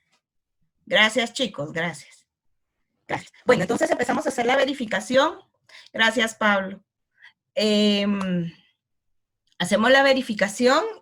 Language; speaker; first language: Spanish; native; Spanish